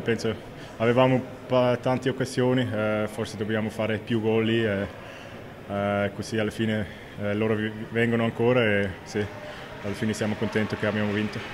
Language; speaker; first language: Italian; non-native, local second language; German